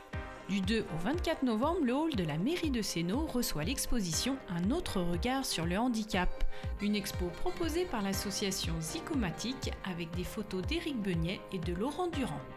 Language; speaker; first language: French; native; French